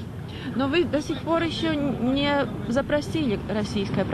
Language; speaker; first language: Russian; non-native, local second language; Latvian